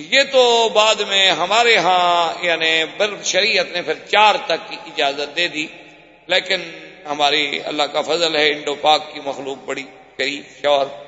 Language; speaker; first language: Urdu; native; Urdu